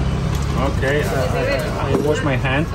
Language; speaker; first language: English; non-native, learner; Polish